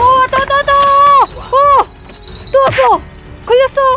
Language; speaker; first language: Korean; native; Korean